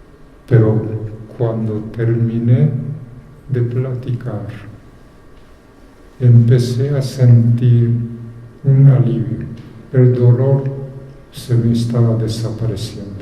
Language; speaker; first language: Spanish; non-native, fluent; Japanese